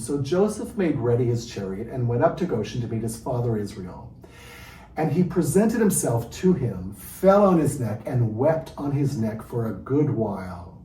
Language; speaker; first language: English; native; English